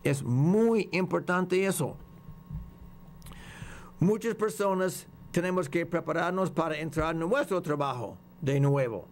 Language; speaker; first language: Spanish; non-native, fluent; English